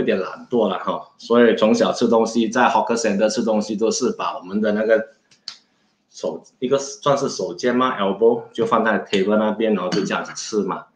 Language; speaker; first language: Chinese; native; Chinese